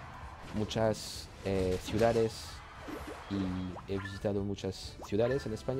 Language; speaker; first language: Spanish; non-native, learner; French